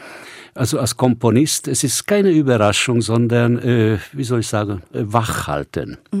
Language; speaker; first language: German; non-native, fluent; Hungarian